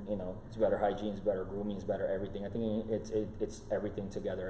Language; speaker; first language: English; non-native, fluent; Portuguese